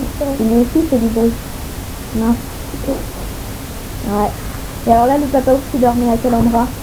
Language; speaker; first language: French; native; French